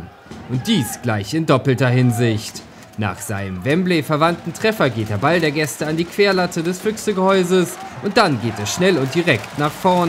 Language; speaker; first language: German; native; German